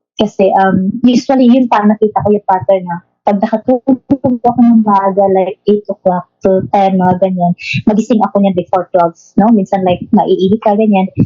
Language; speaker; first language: Filipino; non-native, local second language; Cebuano